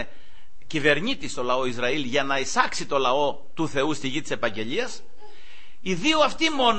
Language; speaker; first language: Greek; native; Greek